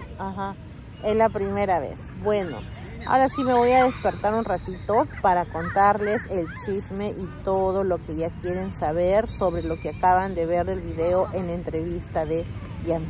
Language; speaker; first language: Spanish; native; Spanish